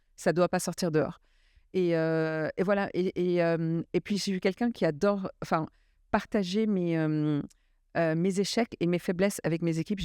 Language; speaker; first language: French; early bilingual, other home language; Arabic